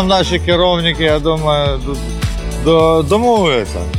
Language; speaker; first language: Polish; non-native, learner; Ukrainian